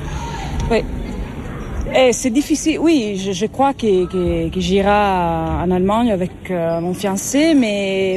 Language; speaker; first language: French; non-native, learner; Italian